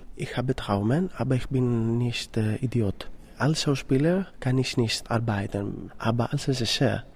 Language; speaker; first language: German; non-native, learner; Greek